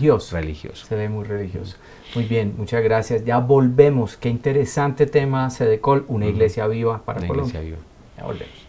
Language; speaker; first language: Spanish; native; Spanish